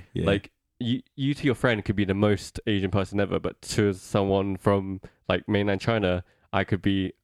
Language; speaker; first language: English; native; English